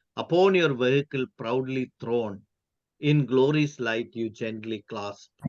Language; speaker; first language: English; non-native, local second language; Malayalam